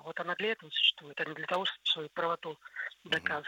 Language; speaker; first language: Russian; native; Russian